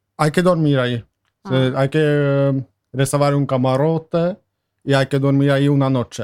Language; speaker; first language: Spanish; non-native, fluent; Norwegian